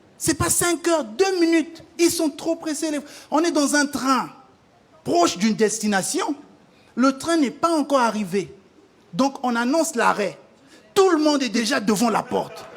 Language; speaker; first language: French; non-native, local second language; Lingala